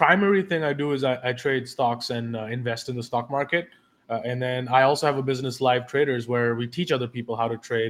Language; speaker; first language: English; non-native, local second language; Hindi